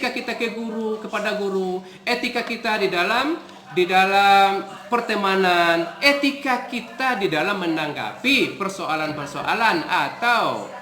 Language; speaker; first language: Indonesian; native; Indonesian